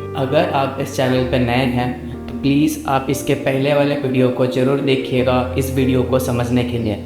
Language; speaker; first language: Hindi; native; Hindi